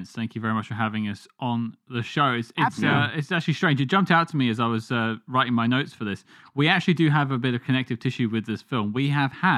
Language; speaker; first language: English; native; English